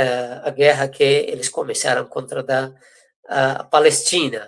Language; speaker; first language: Portuguese; non-native, fluent; Persian